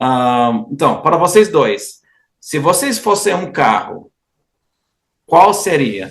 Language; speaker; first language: Portuguese; non-native, fluent; English